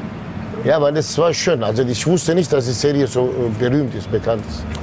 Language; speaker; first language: German; non-native, local second language; Turkish